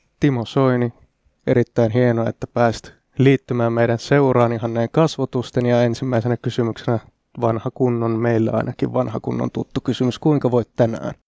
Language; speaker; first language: Finnish; native; Finnish